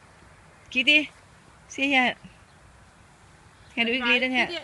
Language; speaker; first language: Danish; non-native, learner; Thai